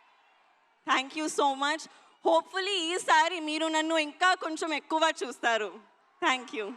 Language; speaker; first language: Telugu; non-native, learner; Hindi